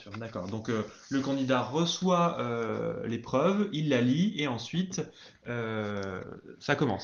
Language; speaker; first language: French; native; French